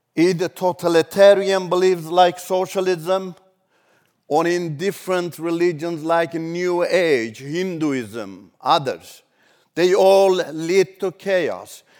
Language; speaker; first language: English; non-native, fluent; Turkish